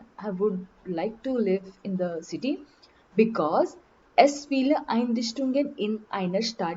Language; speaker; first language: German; non-native, learner; Marathi